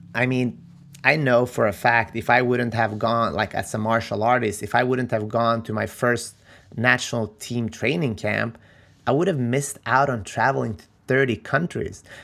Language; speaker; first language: English; non-native, fluent; Macedonian